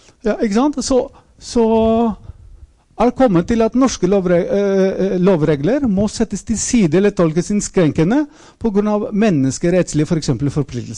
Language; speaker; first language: Norwegian; non-native, fluent; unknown